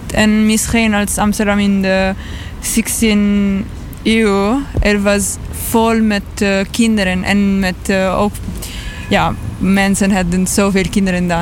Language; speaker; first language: Dutch; non-native, learner; Italian